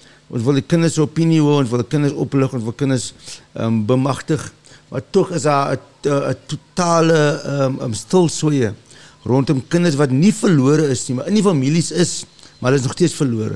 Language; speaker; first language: Afrikaans; early bilingual, heritage; Afrikaans